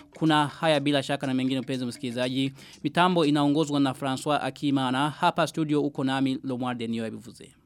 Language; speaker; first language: Swahili; non-native, local second language; Rundi